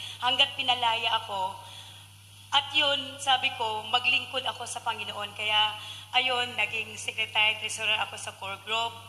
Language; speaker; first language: Filipino; native; Filipino